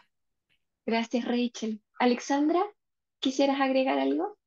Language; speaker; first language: Spanish; native; Spanish